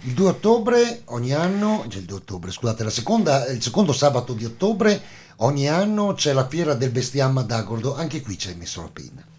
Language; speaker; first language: Italian; native; Italian